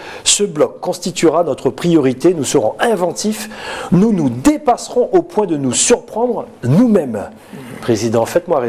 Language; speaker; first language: French; native; French